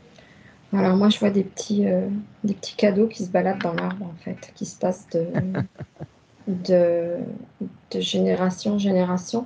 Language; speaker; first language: French; native; French